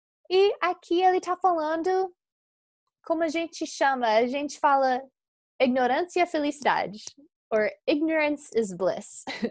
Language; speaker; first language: Portuguese; non-native, fluent; English